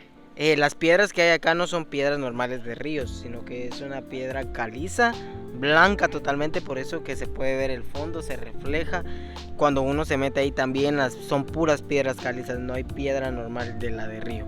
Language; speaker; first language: Spanish; native; Spanish